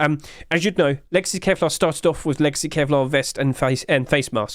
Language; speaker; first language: English; native; English